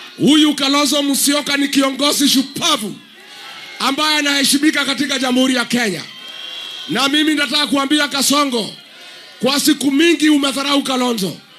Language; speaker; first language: Swahili; non-native, local second language; Kikuyu